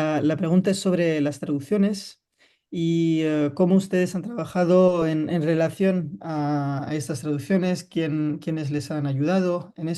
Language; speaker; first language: Spanish; non-native, fluent; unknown